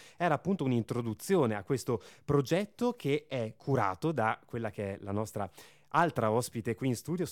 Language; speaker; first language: Italian; native; Italian